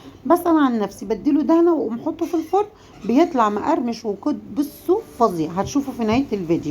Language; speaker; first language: Arabic; native; Arabic